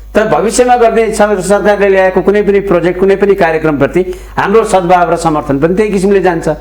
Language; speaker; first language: Nepali; native; Nepali